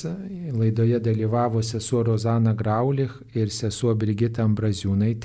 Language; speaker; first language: Lithuanian; native; Lithuanian